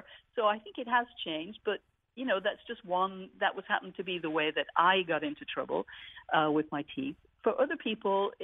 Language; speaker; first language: English; native; English